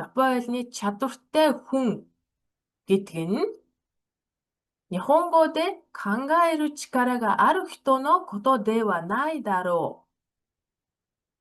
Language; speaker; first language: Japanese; non-native, fluent; Mongolian